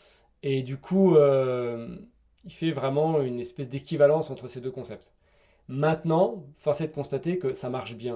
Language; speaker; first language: French; native; French